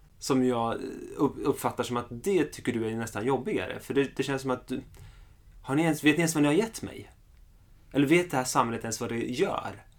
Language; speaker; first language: Swedish; early bilingual, other home language; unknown